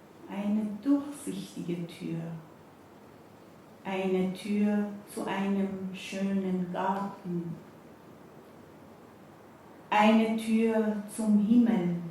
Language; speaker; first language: German; non-native, fluent; Persian